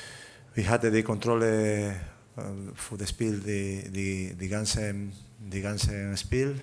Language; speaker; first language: German; non-native, learner; Spanish